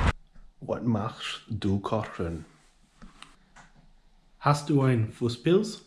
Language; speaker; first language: German; non-native, learner; English